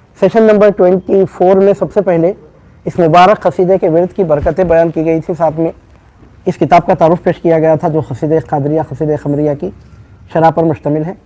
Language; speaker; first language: Urdu; native; Urdu